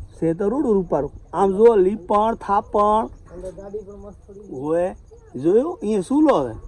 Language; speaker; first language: Gujarati; native; Gujarati